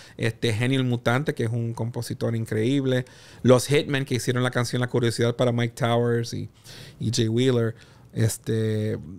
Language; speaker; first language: Spanish; native; Spanish